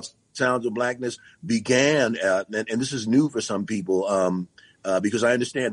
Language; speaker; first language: English; native; English